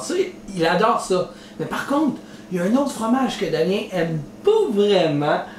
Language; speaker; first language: French; native; French